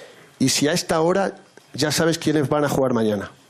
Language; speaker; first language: Spanish; native; Spanish